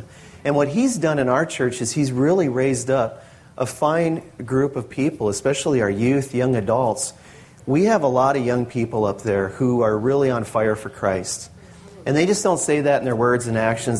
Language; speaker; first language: English; native; English